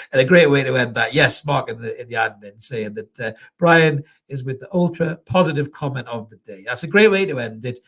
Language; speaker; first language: English; native; English